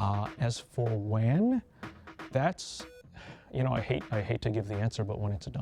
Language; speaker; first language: English; native; English